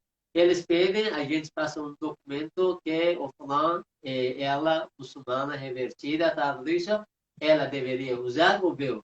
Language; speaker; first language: Portuguese; non-native, fluent; Persian